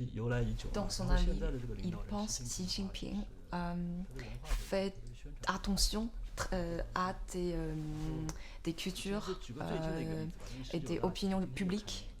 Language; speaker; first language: French; non-native, learner; Chinese